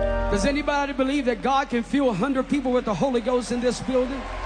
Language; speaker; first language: English; non-native, fluent; Portuguese